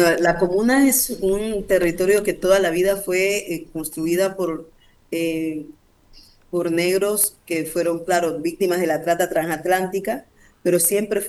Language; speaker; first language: Spanish; native; Spanish